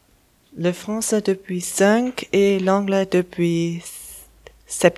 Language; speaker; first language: French; non-native, local second language; German